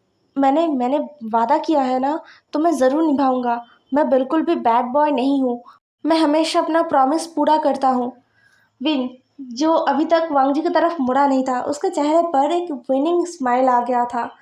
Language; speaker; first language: Hindi; non-native, local second language; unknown